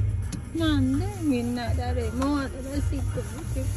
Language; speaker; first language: Japanese; non-native, learner; Vietnamese